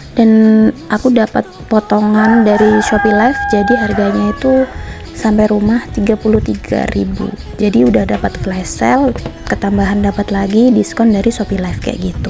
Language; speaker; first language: Indonesian; non-native, local second language; Javanese